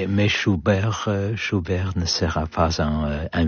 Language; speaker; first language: French; non-native, learner; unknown